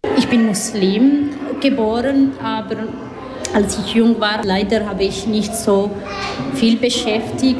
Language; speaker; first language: German; non-native, learner; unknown